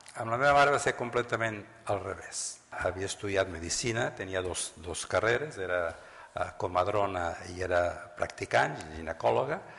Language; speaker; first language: Catalan; native; Catalan